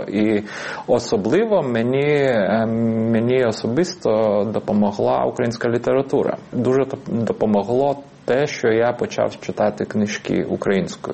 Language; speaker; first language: Ukrainian; non-native, fluent; Lithuanian